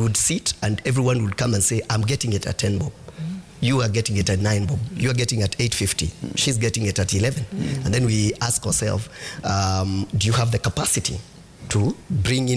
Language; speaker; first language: English; non-native, local second language; Kikuyu